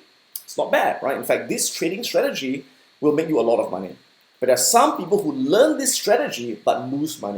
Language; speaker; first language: English; native; English